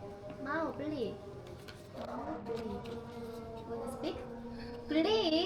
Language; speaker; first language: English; non-native, learner; Korean